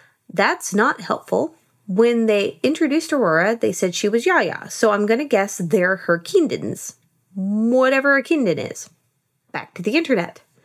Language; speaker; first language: English; native; English